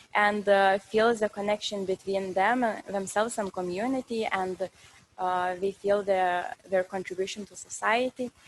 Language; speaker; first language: English; non-native, fluent; Lithuanian